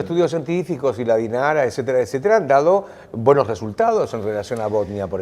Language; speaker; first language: Spanish; native; Spanish